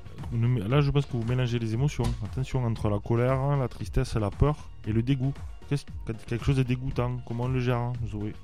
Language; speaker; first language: French; native; French